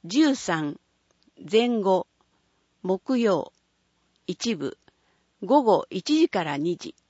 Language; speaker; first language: Japanese; native; Japanese